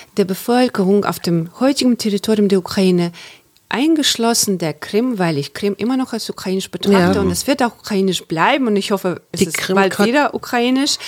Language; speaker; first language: German; non-native, fluent; Ukrainian